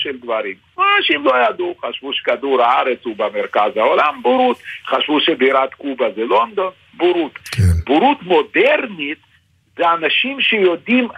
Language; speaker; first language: Hebrew; non-native, fluent; Lithuanian